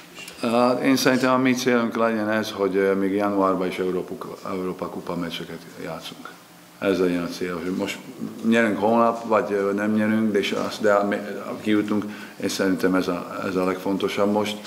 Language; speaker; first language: Hungarian; non-native, fluent; Slovak